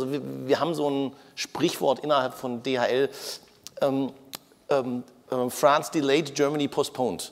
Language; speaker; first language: German; native; German